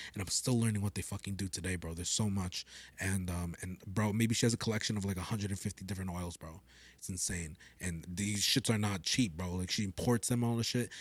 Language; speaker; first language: English; early bilingual, other home language; Spanish